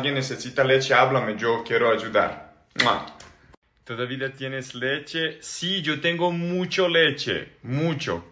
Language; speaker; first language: Spanish; non-native, fluent; Serbian